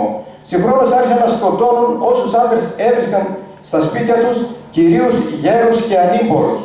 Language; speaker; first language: Greek; native; Greek